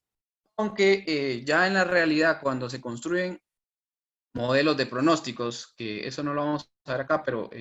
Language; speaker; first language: Spanish; native; Spanish